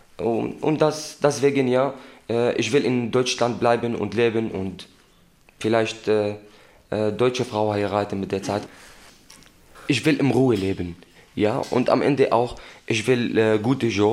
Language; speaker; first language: German; non-native, learner; Arabic